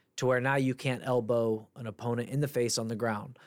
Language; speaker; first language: English; native; English